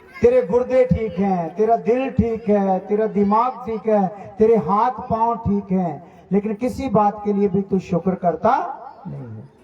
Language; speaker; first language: Hindi; non-native, local second language; Punjabi